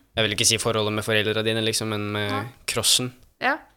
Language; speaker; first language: Norwegian; native; Norwegian